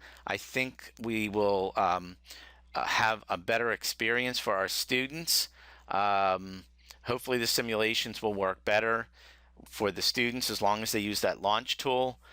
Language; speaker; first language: English; native; English